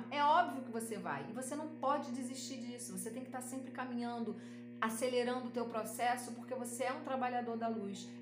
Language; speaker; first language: Portuguese; native; Portuguese